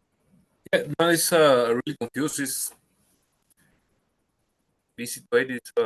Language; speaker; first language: English; non-native, learner; Spanish